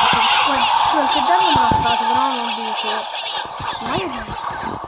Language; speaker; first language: Italian; native; Italian